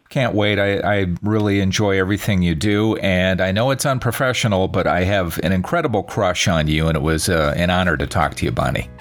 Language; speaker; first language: English; native; English